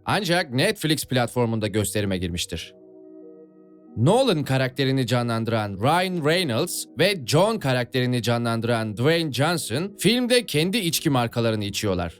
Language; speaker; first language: Turkish; native; Turkish